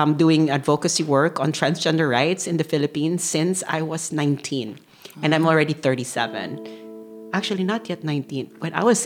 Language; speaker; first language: English; non-native, local second language; Filipino